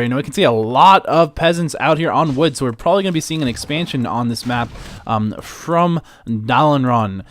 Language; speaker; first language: English; native; English